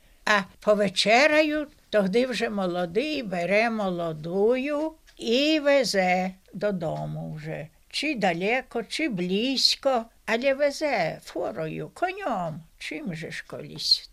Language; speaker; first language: Ukrainian; native; Ukrainian